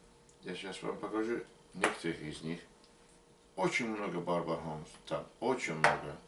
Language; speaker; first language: Russian; non-native, learner; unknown